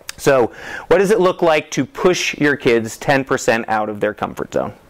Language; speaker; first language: English; native; English